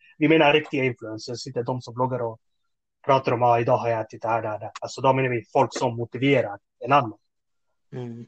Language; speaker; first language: Swedish; early bilingual, other home language; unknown